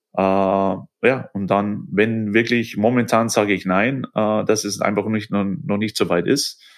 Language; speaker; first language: German; native; German